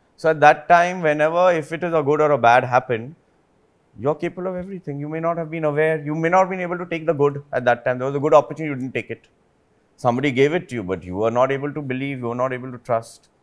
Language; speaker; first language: English; non-native, local second language; Hindi